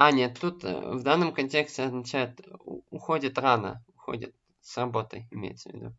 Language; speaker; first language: Russian; native; Russian